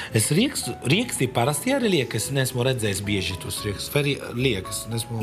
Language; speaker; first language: Latvian; non-native, fluent; Italian